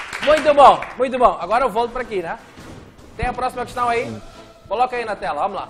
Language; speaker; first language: Portuguese; native; Portuguese